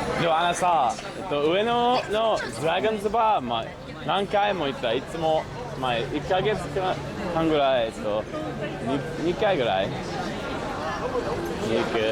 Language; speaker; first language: Japanese; non-native, learner; English